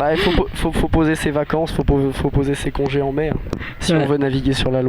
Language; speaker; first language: French; native; French